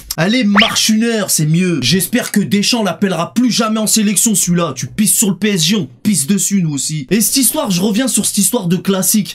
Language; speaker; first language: French; native; French